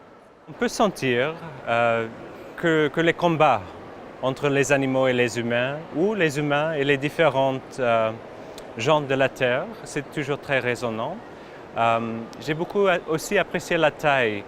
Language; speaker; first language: French; non-native, fluent; English